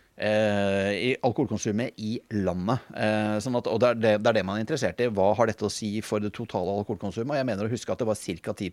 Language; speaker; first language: Norwegian; native; Norwegian